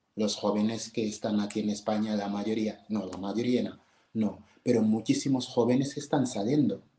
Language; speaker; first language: Spanish; non-native, fluent; Wolof